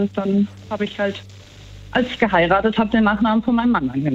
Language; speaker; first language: German; native; German